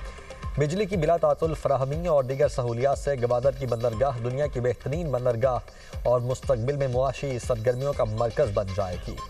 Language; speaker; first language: Urdu; native; Urdu